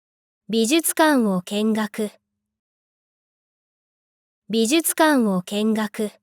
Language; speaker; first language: Japanese; native; Japanese